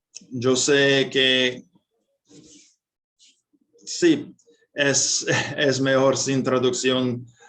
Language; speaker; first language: Spanish; non-native, fluent; English